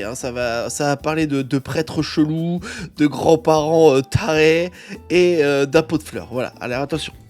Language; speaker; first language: French; native; French